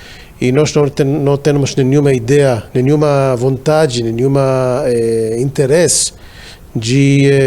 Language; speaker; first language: Portuguese; non-native, fluent; Hebrew